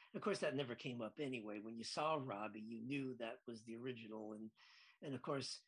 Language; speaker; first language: English; native; English